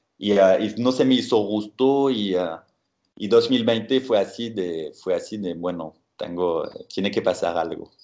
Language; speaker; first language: Spanish; non-native, fluent; French